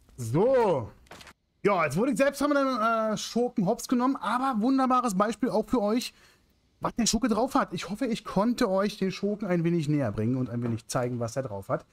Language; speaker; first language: German; native; German